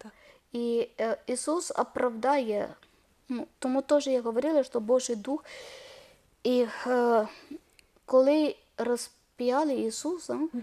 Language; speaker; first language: Ukrainian; non-native, learner; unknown